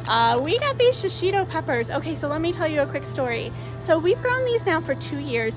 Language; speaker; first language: English; native; English